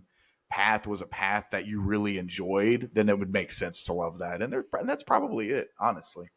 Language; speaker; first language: English; native; English